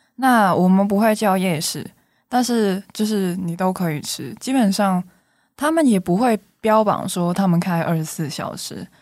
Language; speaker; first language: Chinese; non-native, local second language; Cantonese